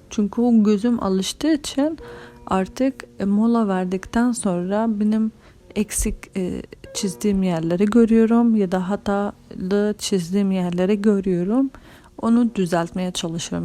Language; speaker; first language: Turkish; non-native, fluent; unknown